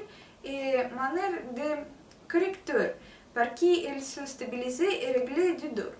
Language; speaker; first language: French; non-native, learner; Russian